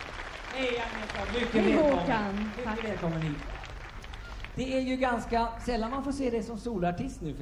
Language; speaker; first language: Swedish; native; Swedish